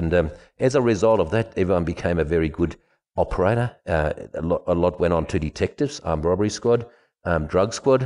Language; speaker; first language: English; non-native, fluent; German